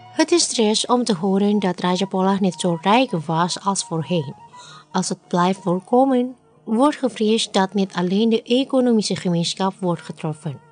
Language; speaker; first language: Dutch; non-native, fluent; Indonesian